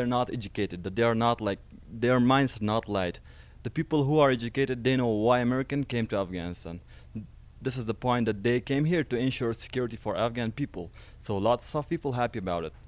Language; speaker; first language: English; non-native, learner; Persian